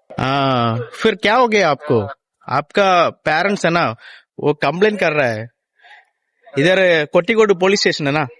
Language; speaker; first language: Hindi; non-native, local second language; Tamil